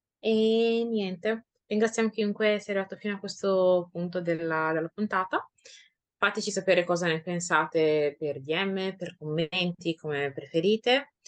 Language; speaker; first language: Italian; early bilingual, other home language; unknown